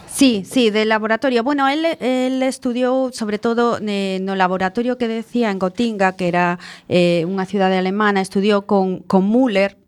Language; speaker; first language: Galician; non-native, local second language; Spanish